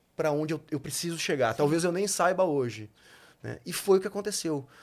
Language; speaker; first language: Portuguese; native; Portuguese